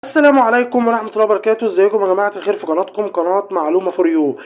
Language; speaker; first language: Arabic; native; Arabic